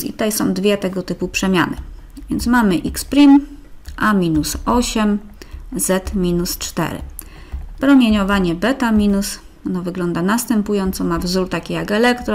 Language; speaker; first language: Polish; native; Polish